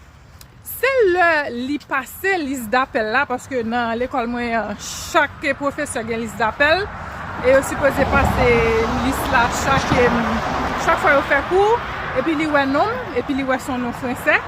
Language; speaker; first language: French; non-native, learner; Haitian Creole